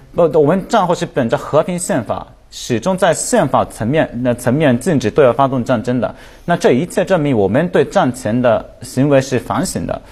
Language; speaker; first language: Chinese; non-native, fluent; Japanese